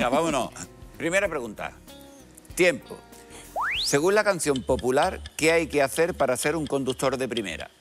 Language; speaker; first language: Spanish; native; Spanish